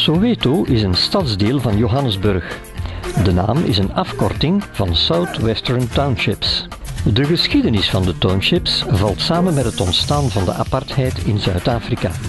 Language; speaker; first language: Dutch; native; Dutch